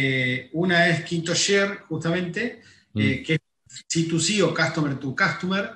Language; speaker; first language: Spanish; native; Spanish